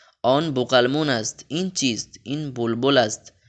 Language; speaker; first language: Persian; non-native, fluent; Urdu